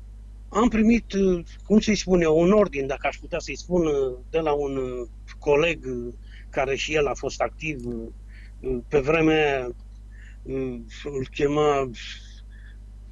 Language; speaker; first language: Romanian; native; Romanian